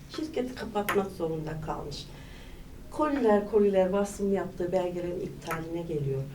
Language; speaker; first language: Turkish; native; Turkish